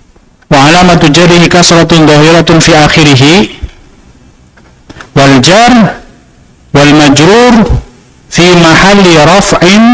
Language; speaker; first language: Arabic; non-native, fluent; Indonesian